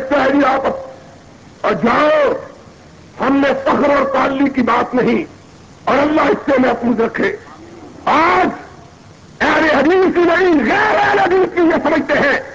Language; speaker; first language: Urdu; non-native, local second language; Punjabi